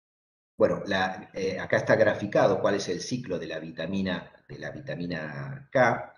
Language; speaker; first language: Spanish; native; Spanish